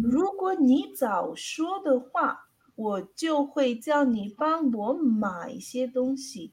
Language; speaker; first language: Chinese; non-native, learner; Spanish